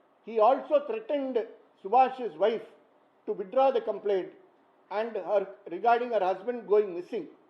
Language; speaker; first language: English; non-native, local second language; Tamil